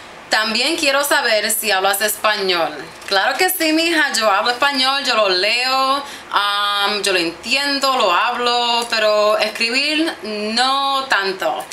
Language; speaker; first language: Spanish; early bilingual, heritage; Spanish